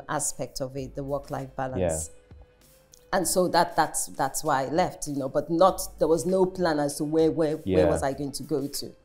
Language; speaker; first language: English; non-native, local second language; Yoruba